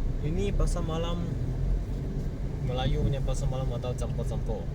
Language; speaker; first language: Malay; non-native, local second language; Chinese